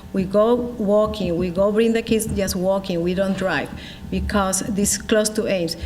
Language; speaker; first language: English; non-native, learner; Spanish